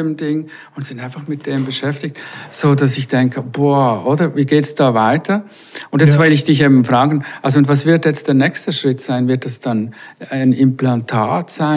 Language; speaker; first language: German; native; German